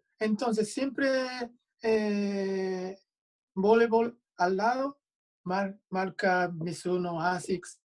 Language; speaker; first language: Spanish; non-native, learner; Japanese